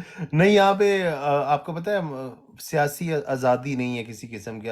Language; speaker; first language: Urdu; native; Urdu